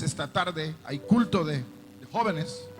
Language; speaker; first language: Spanish; native; Spanish